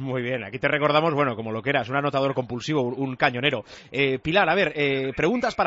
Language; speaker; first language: Spanish; native; Spanish